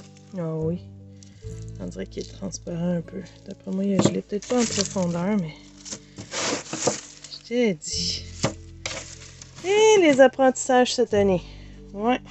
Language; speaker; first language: French; native; French